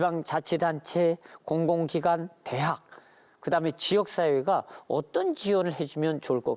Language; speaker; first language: Korean; native; Korean